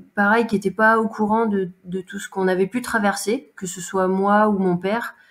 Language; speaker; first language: French; native; French